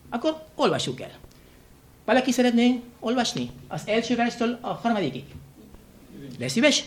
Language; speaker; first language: Hungarian; non-native, fluent; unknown